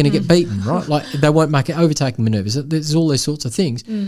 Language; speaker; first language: English; native; English